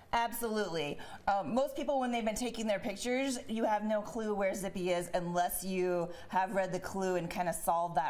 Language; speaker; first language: English; native; English